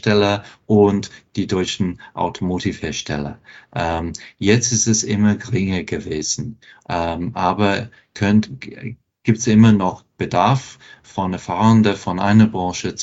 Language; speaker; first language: German; non-native, fluent; English